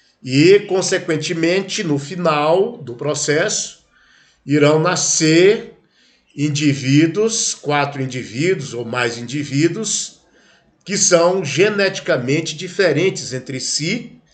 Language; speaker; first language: Portuguese; native; Portuguese